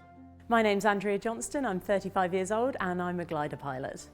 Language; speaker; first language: English; native; English